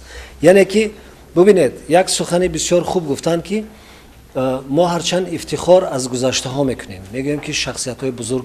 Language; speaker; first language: Persian; native; Persian